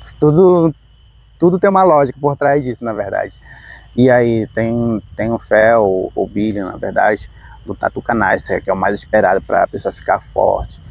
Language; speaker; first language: Portuguese; non-native, local second language; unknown